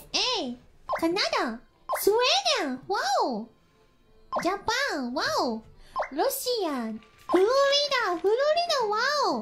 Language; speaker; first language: English; non-native, learner; Japanese